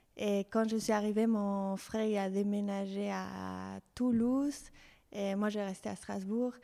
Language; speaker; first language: French; non-native, fluent; Spanish